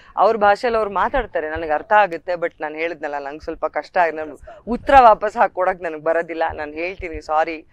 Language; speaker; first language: Kannada; native; Kannada